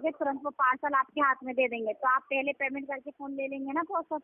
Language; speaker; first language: Hindi; native; Hindi